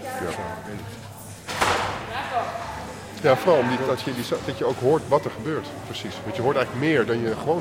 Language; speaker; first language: Dutch; native; Dutch